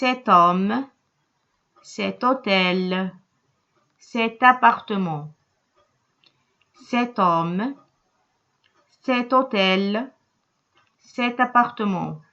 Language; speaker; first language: French; non-native, local second language; Arabic